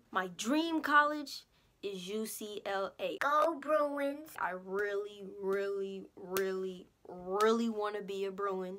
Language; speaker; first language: English; native; English